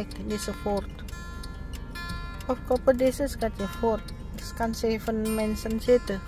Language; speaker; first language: Dutch; non-native, learner; Indonesian